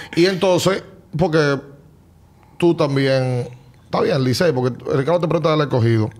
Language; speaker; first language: Spanish; native; Spanish